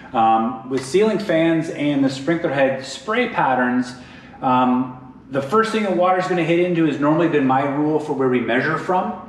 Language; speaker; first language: English; native; English